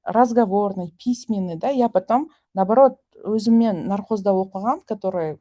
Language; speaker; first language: Russian; non-native, local second language; Kazakh